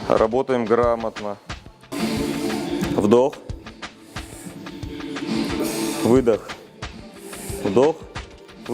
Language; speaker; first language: Russian; native; Russian